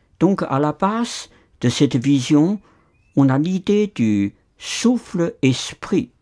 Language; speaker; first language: French; non-native, fluent; Chinese